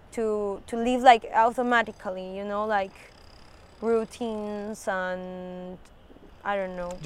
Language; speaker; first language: English; non-native, fluent; Spanish